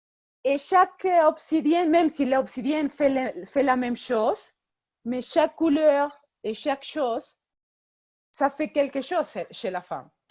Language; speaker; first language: French; non-native, fluent; Spanish